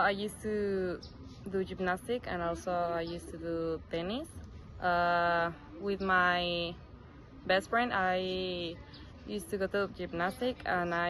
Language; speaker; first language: English; non-native, fluent; Spanish